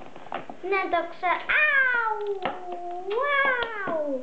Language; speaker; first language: Greek; early bilingual, other home language; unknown